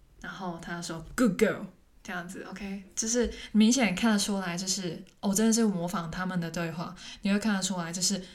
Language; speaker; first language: Chinese; non-native, local second language; Cantonese